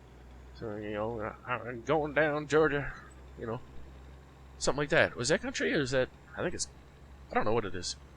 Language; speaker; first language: English; native; English